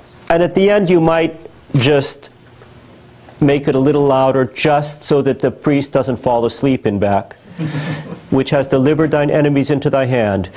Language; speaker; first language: English; early bilingual, other home language; Ukrainian